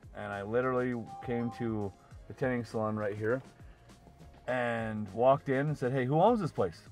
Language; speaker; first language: English; native; English